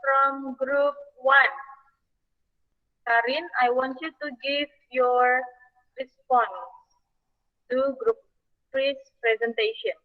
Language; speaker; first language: English; non-native, fluent; Indonesian